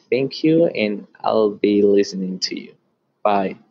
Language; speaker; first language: English; native; English